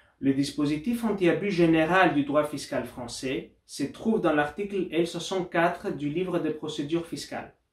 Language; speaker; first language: French; non-native, fluent; Greek